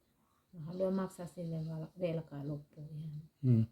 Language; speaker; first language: Finnish; non-native, learner; Thai